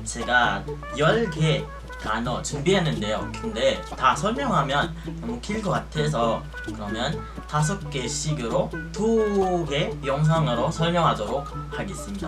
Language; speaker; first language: Korean; non-native, fluent; Filipino